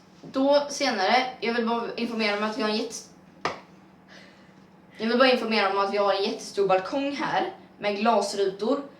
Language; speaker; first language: Swedish; native; Swedish